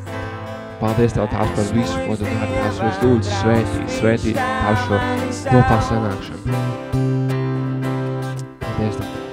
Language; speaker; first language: Latvian; native; Latvian